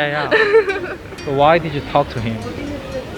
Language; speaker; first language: English; non-native, learner; Korean